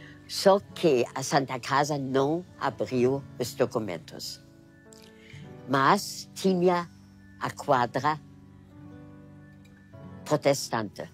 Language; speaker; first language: Portuguese; non-native, fluent; German